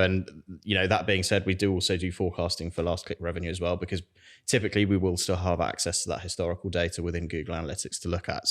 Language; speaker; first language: English; native; English